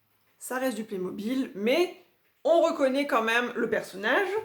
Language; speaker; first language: French; native; French